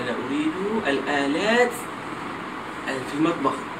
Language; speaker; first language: Arabic; non-native, learner; Malay